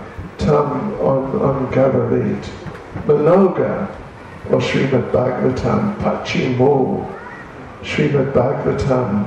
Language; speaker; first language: Russian; non-native, learner; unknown